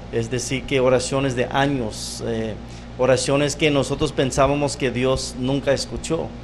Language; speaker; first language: Spanish; non-native, fluent; English